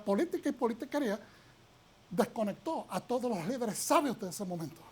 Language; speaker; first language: Spanish; native; Spanish